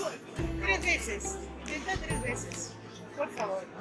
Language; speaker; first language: Spanish; non-native, fluent; Greek